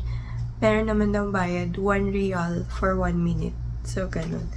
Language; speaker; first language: Filipino; native; Filipino